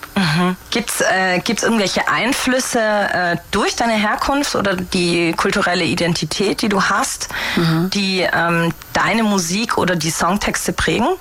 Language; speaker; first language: German; native; German